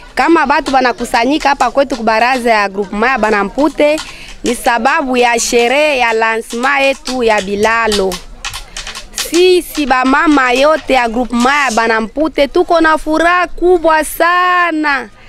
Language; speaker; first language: Swahili; non-native, local second language; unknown